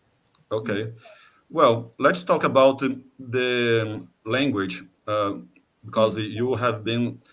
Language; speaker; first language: English; non-native, fluent; Portuguese